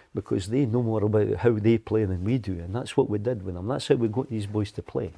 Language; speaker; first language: English; native; English